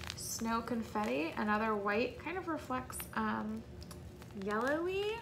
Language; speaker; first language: English; native; English